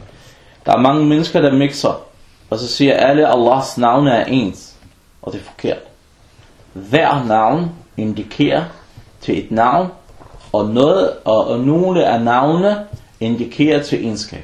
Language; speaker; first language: Danish; early bilingual, other home language; Arabic